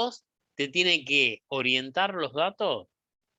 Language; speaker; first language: Spanish; native; Spanish